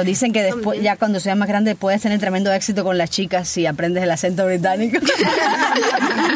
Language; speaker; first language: Spanish; native; Spanish